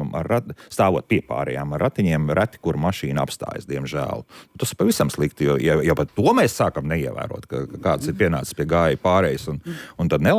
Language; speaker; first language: Latvian; native; Latvian